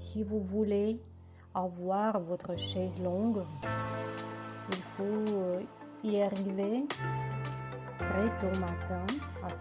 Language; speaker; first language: French; non-native, learner; Russian